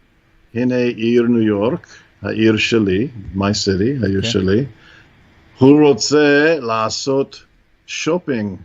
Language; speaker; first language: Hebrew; non-native, fluent; English